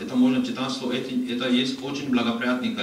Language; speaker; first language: Russian; non-native, learner; Hindi